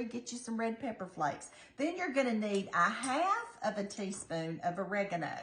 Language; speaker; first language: English; native; English